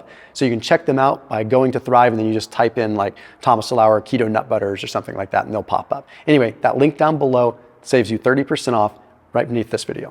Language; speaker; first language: English; native; English